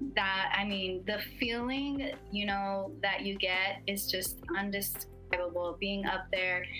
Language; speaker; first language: English; native; English